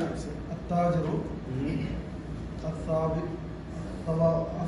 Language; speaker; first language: Arabic; non-native, learner; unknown